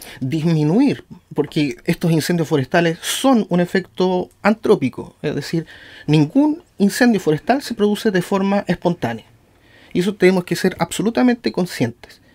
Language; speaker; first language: Spanish; native; Spanish